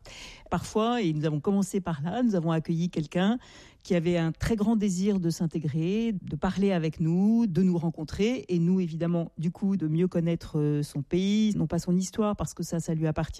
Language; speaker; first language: French; native; French